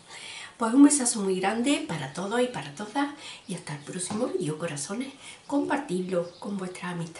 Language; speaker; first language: Spanish; native; Spanish